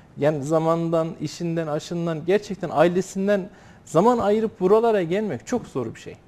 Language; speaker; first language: Turkish; native; Turkish